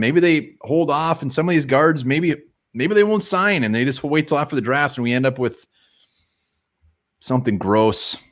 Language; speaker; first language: English; native; English